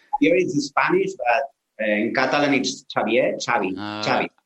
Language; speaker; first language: English; non-native, learner; Spanish